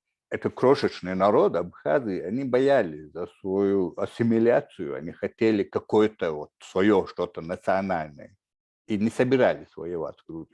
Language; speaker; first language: Russian; non-native, local second language; Chechen